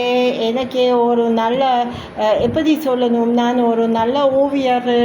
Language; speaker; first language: Tamil; non-native, learner; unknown